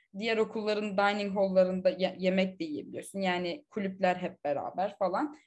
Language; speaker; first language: Turkish; native; Turkish